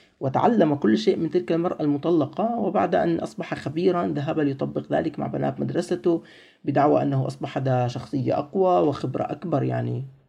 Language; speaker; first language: Arabic; native; Arabic